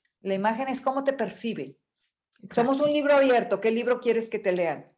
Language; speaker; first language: Spanish; native; Spanish